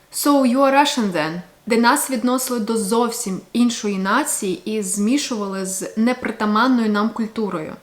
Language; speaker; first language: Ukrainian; native; Ukrainian